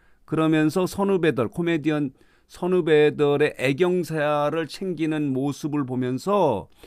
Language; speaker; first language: Korean; native; Korean